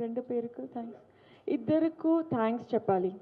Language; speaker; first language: Telugu; non-native, learner; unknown